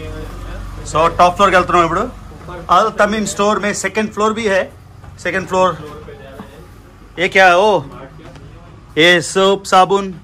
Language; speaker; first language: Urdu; non-native, local second language; Telugu